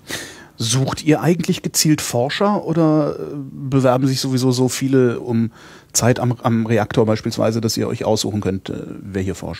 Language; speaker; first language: German; native; German